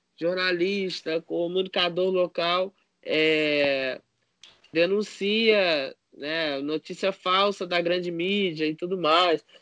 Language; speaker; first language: Portuguese; native; Portuguese